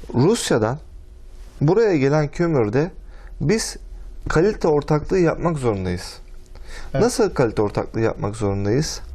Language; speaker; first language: Turkish; native; Turkish